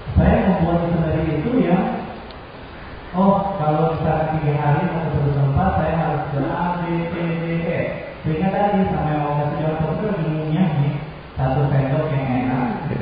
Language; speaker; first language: Indonesian; native; Indonesian